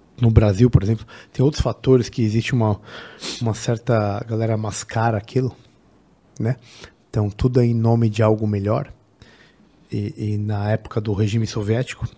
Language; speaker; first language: Portuguese; native; Portuguese